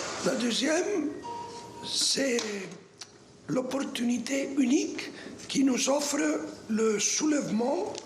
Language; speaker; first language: French; non-native, fluent; Spanish